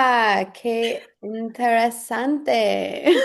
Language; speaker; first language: Spanish; non-native, learner; English